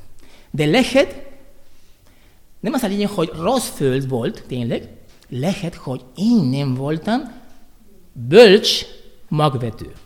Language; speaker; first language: Hungarian; non-native, learner; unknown